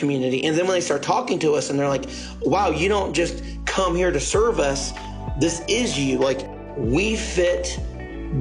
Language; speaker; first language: English; native; English